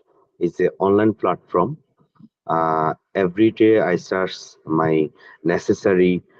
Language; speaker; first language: English; non-native, learner; Bangla